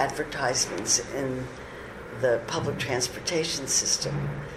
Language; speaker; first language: English; native; English